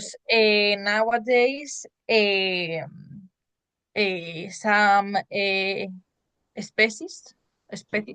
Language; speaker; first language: English; non-native, learner; Spanish